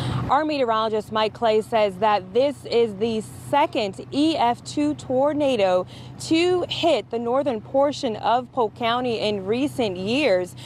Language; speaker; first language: English; native; English